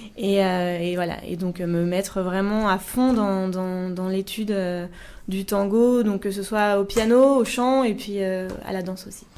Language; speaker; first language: French; native; French